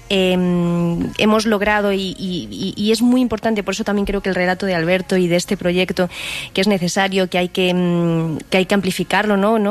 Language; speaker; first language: Spanish; native; Spanish